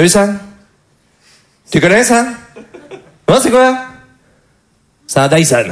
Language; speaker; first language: French; native; French